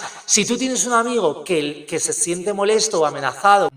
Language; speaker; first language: Spanish; native; Spanish